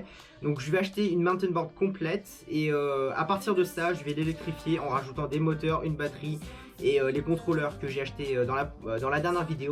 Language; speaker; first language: French; native; French